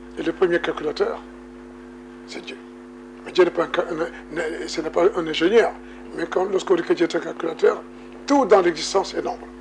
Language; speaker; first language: French; non-native, local second language; Wolof